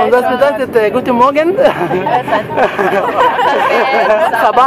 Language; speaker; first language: German; non-native, fluent; Arabic